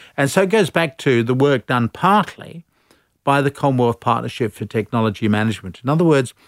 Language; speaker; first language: English; native; English